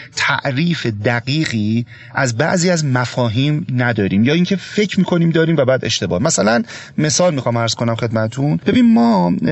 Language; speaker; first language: Persian; native; Persian